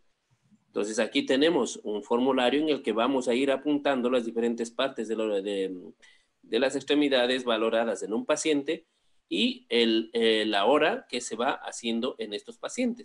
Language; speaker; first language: Spanish; native; Spanish